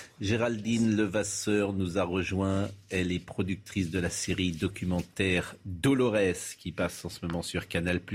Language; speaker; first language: French; native; French